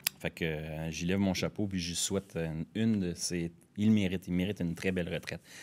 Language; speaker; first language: French; native; French